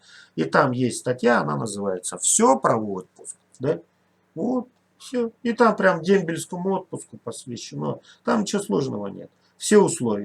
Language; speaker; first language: Russian; native; Russian